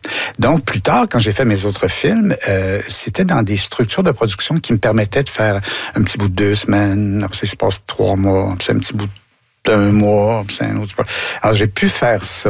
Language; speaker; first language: French; native; French